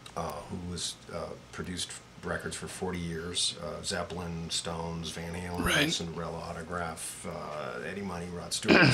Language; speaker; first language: English; native; English